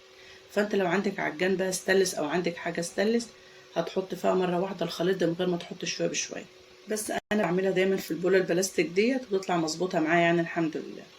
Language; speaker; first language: Arabic; native; Arabic